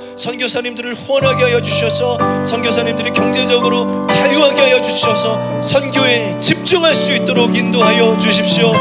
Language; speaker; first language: Korean; native; Korean